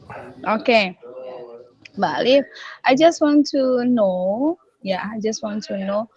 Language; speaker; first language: English; non-native, learner; Indonesian